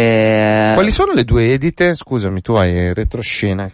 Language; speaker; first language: Italian; native; Italian